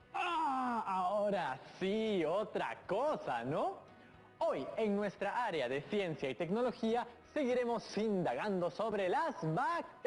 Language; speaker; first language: Spanish; native; Spanish